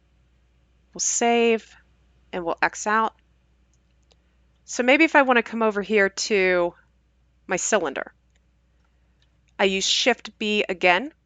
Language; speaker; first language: English; native; English